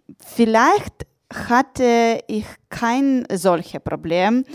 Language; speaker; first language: German; non-native, learner; Russian